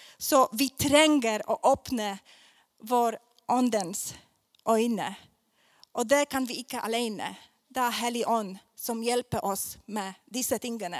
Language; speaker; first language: Swedish; non-native, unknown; Polish